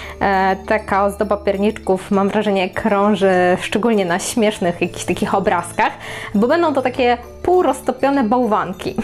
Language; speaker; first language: Polish; native; Polish